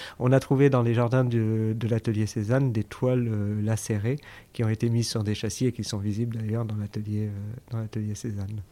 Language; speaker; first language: French; native; French